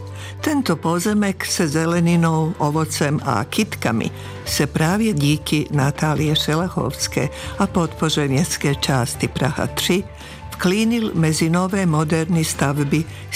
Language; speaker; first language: Czech; non-native, fluent; Serbian